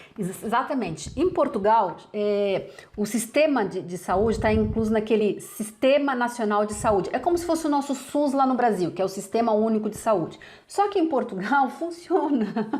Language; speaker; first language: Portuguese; native; Portuguese